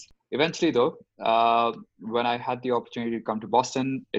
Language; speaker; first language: English; non-native, local second language; Hindi